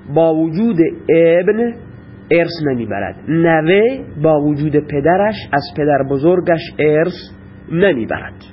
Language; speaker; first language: Persian; non-native, local second language; Baluchi